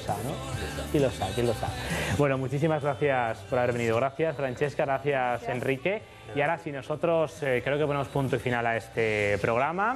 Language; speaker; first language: Spanish; native; Spanish